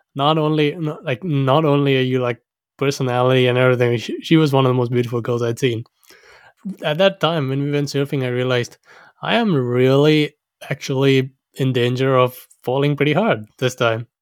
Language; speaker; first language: English; non-native, local second language; Sinhala